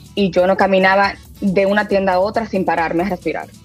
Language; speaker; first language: Spanish; early bilingual, heritage; Spanish